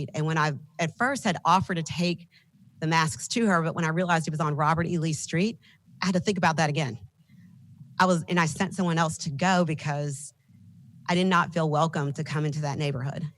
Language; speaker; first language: English; native; English